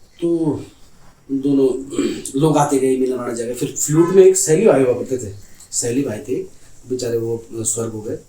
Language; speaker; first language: Hindi; non-native, local second language; Garhwali